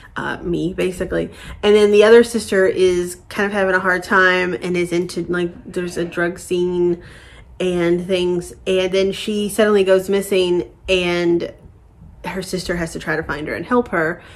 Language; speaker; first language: English; native; English